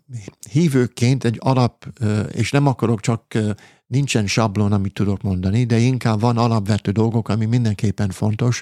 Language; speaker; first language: Hungarian; non-native, fluent; English